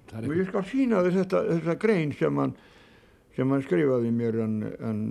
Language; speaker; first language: Icelandic; native; Icelandic